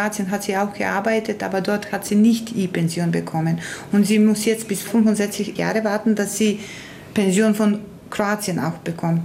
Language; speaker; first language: German; non-native, fluent; Croatian